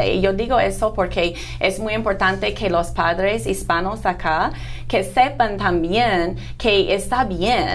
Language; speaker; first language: Spanish; non-native, fluent; English